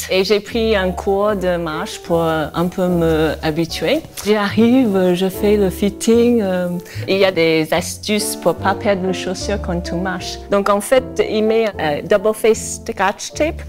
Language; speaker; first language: French; non-native, fluent; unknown